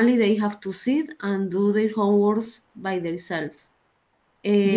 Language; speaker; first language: English; non-native, learner; Spanish